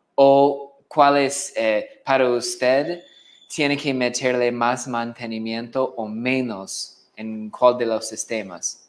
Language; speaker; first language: Spanish; non-native, fluent; English